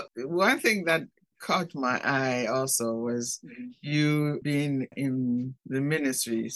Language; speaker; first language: English; non-native, local second language; Akan